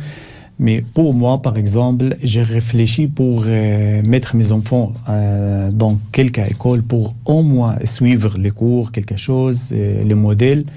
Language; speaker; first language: French; non-native, learner; Arabic